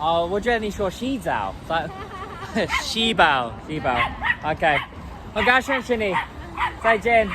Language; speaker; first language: Chinese; non-native, learner; English